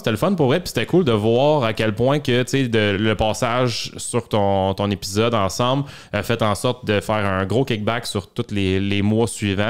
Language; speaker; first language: French; native; French